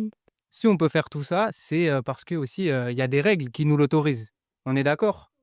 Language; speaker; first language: French; native; French